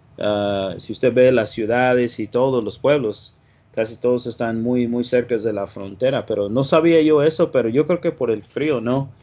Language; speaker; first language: Spanish; non-native, fluent; English